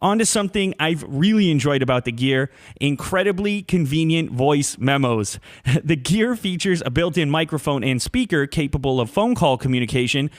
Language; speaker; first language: English; native; English